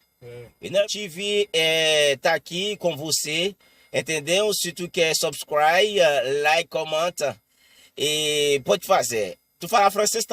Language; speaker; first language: Portuguese; non-native, learner; Haitian Creole